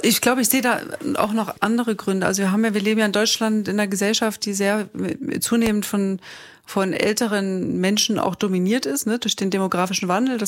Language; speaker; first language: German; native; German